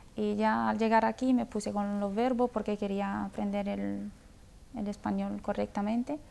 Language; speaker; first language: Spanish; non-native, fluent; Romanian